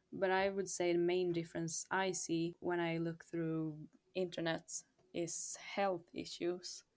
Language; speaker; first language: English; non-native, fluent; Swedish